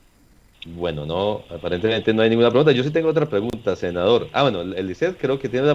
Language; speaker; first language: Spanish; native; Spanish